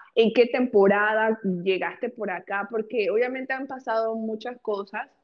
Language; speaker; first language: Spanish; early bilingual, heritage; Spanish